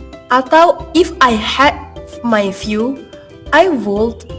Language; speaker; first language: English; non-native, learner; Indonesian